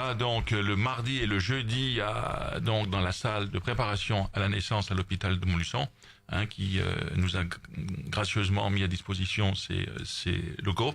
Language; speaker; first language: French; native; French